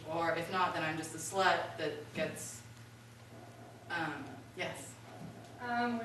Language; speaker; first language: English; native; English